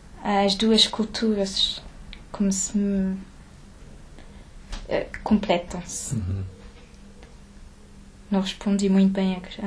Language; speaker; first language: Portuguese; early bilingual, heritage; French